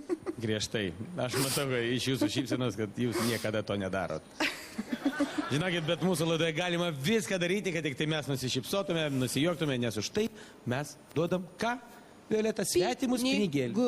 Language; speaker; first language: Lithuanian; non-native, local second language; Russian